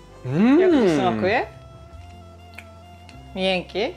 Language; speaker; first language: Polish; non-native, learner; Japanese